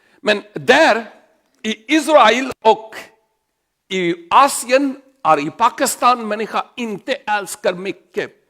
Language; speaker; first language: Swedish; non-native, learner; Urdu